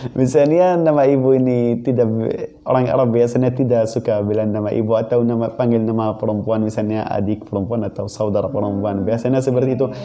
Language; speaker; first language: Indonesian; non-native, fluent; Arabic